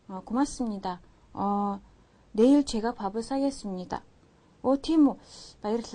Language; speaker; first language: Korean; non-native, fluent; Mongolian